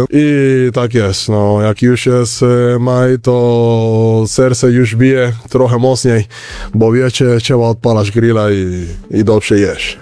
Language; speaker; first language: Polish; non-native, fluent; Spanish